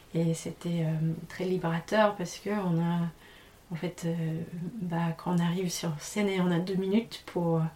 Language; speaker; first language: French; non-native, fluent; English